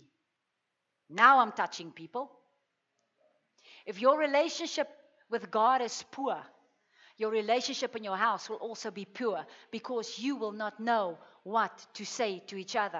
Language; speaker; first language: English; non-native, local second language; Afrikaans